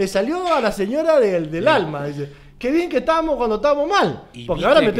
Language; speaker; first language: Spanish; native; Spanish